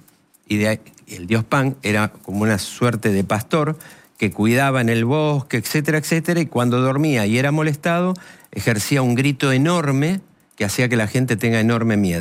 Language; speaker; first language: Spanish; native; Spanish